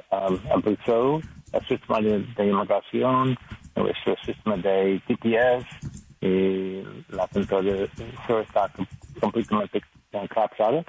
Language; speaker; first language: Spanish; non-native, learner; English